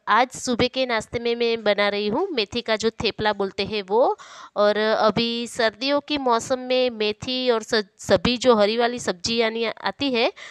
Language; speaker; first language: Hindi; non-native, local second language; Gujarati